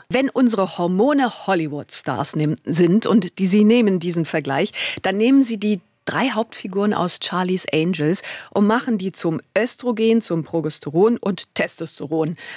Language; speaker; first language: German; native; German